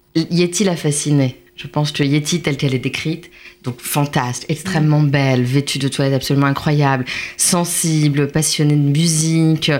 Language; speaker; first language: French; native; French